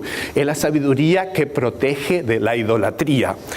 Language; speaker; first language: Spanish; native; Spanish